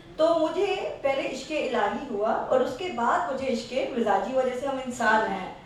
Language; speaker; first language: Urdu; non-native, local second language; Saraiki